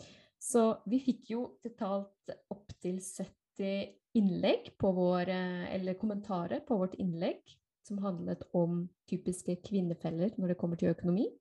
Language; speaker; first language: Norwegian; non-native, fluent; Spanish